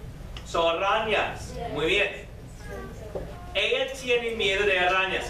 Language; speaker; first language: Spanish; non-native, fluent; English